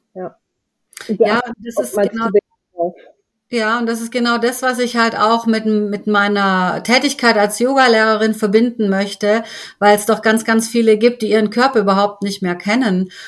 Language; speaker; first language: German; native; German